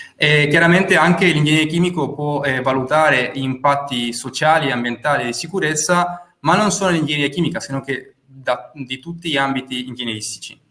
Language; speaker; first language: Italian; non-native, fluent; Spanish